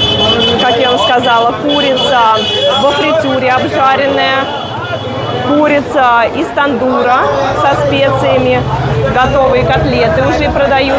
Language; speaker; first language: Russian; native; Russian